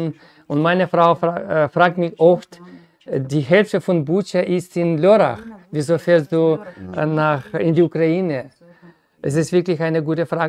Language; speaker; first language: German; non-native, fluent; Ukrainian